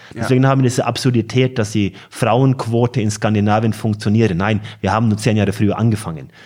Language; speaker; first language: German; non-native, fluent; Norwegian